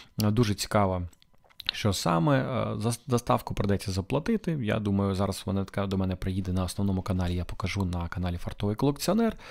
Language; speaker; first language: Ukrainian; non-native, local second language; Russian